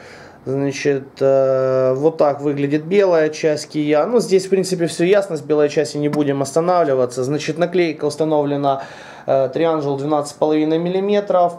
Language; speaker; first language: Russian; native; Russian